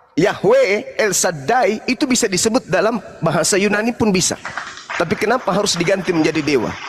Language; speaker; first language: Indonesian; native; Indonesian